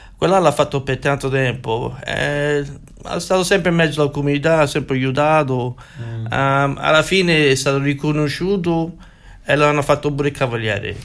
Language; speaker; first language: Italian; early bilingual, heritage; Italian